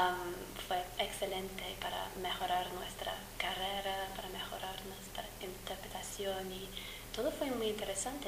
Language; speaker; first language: Spanish; non-native, fluent; English